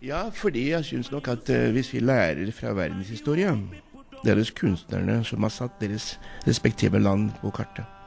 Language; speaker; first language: Norwegian; non-native, fluent; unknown